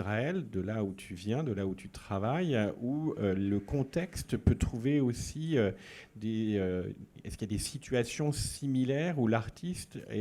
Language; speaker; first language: French; native; French